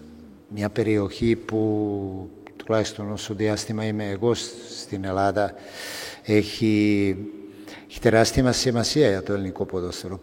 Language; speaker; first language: Greek; non-native, fluent; Serbian